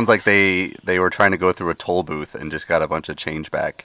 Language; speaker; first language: English; native; English